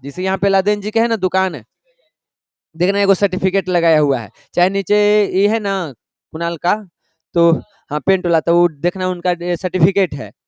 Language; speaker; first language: Hindi; native; Hindi